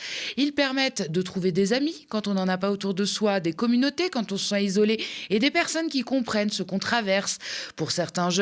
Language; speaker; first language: French; native; French